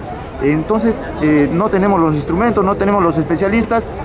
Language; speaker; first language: Spanish; native; Spanish